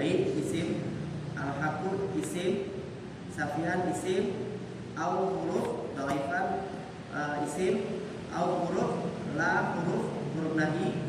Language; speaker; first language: Arabic; non-native, learner; Indonesian